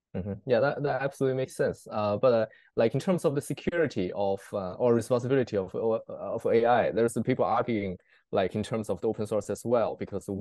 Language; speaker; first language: English; non-native, fluent; Chinese